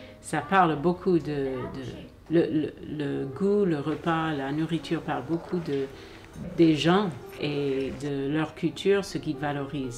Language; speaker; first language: French; non-native, fluent; English